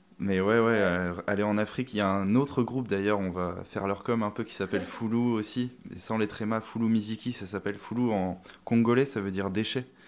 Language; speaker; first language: French; native; French